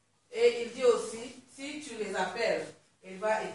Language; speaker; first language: French; non-native, learner; Swahili